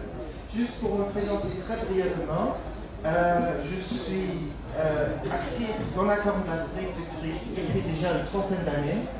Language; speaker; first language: French; non-native, fluent; German